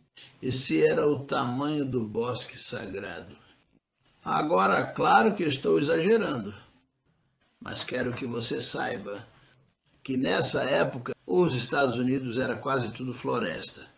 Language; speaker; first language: Portuguese; non-native, fluent; English